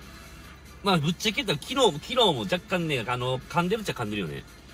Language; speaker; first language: Japanese; native; Japanese